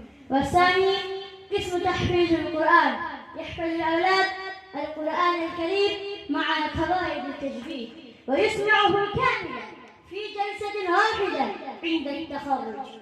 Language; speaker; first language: Arabic; non-native, learner; Urdu